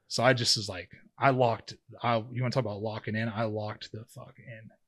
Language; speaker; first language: English; native; English